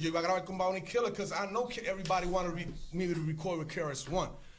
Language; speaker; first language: English; early bilingual, other home language; Spanish